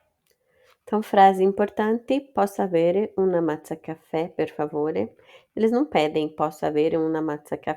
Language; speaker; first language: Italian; non-native, fluent; Portuguese